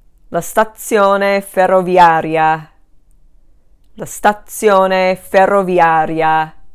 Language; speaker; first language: Italian; non-native, fluent; English